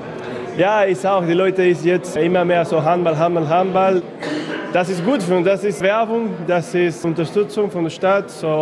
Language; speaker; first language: German; non-native, fluent; Spanish